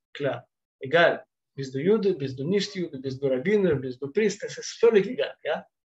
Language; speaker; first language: German; non-native, fluent; Russian